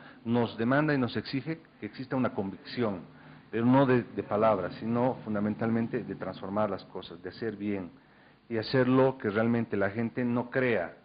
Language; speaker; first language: Spanish; native; Spanish